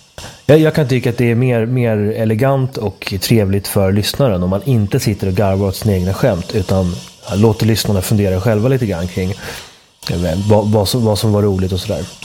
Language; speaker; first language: Swedish; native; Swedish